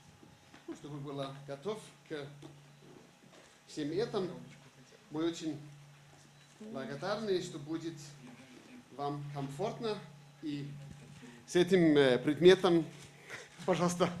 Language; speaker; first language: Russian; non-native, fluent; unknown